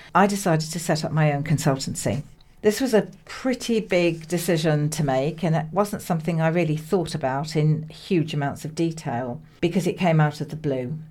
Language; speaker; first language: English; native; English